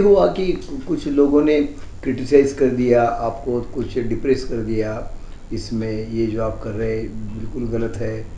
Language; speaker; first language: Hindi; non-native, local second language; Marathi